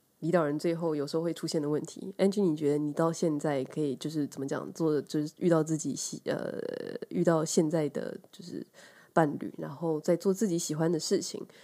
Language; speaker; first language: Chinese; native; Chinese